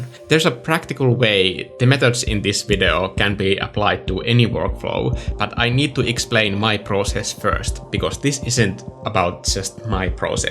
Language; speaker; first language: English; non-native, fluent; Finnish